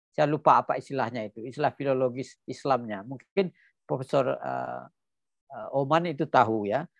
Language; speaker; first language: Indonesian; non-native, local second language; Minangkabau